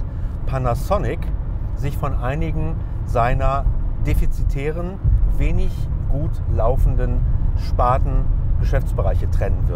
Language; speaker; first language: German; native; German